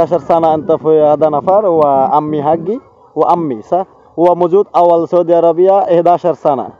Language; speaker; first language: Arabic; non-native, learner; Bangla